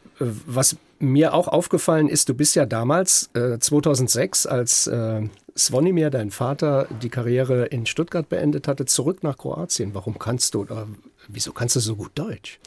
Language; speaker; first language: German; native; German